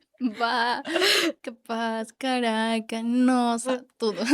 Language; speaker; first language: Portuguese; non-native, learner; Spanish